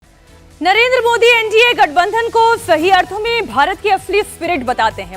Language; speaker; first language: Hindi; native; Hindi